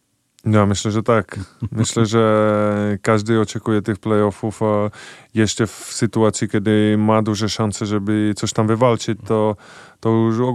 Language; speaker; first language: Polish; non-native, fluent; Czech